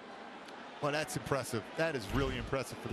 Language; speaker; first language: English; native; English